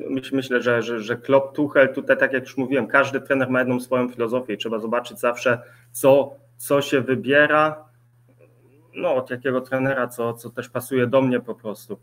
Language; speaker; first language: Polish; early bilingual, heritage; Polish